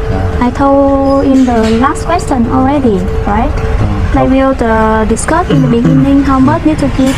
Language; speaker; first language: English; non-native, learner; Vietnamese